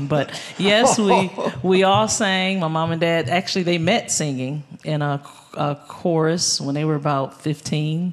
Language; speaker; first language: English; native; English